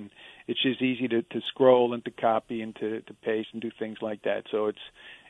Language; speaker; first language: English; native; English